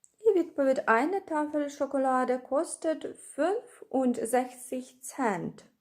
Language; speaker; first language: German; non-native, fluent; Ukrainian